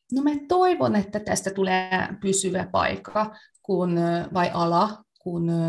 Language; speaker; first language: Finnish; non-native, fluent; Hungarian